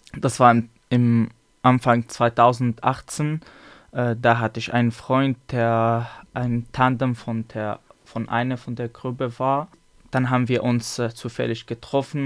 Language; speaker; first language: German; non-native, learner; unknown